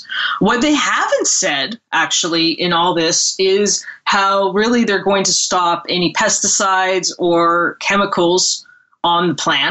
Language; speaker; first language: English; native; English